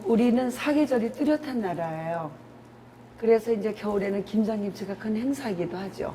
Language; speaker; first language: Korean; native; Korean